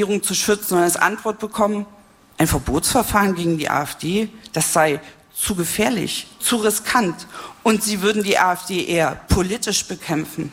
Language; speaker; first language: German; native; German